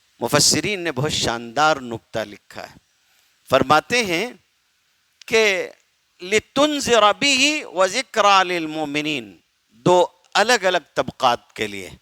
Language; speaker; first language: Urdu; native; Urdu